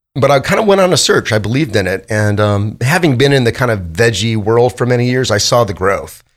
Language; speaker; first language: English; native; English